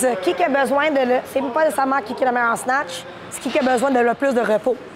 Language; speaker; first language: French; native; French